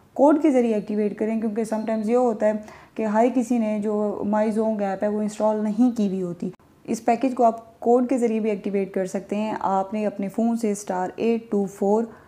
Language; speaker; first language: Urdu; non-native, local second language; Punjabi